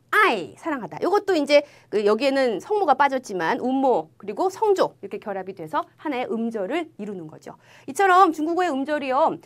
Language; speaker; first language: Korean; native; Korean